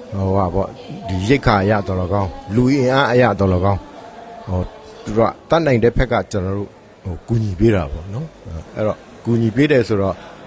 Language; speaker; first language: Burmese; non-native, local second language; Pa'o Karen